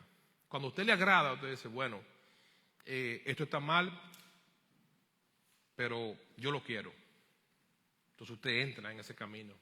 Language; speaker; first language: Spanish; native; Spanish